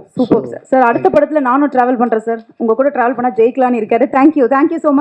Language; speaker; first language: Tamil; native; Tamil